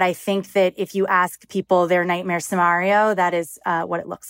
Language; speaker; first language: English; native; English